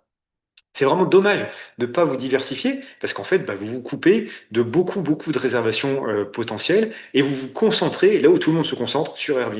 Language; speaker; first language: French; native; French